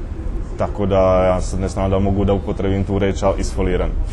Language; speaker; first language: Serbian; non-native, fluent; Czech